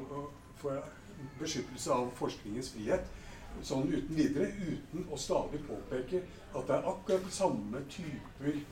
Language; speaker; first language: Norwegian; native; Norwegian